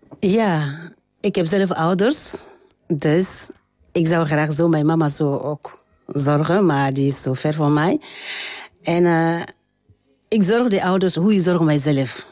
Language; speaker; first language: Dutch; non-native, learner; French